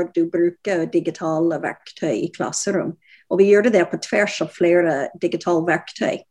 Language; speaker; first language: Norwegian; non-native, fluent; English